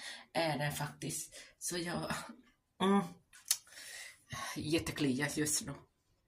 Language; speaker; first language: Swedish; non-native, learner; Thai